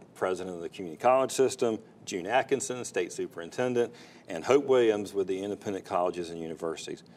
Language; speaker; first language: English; native; English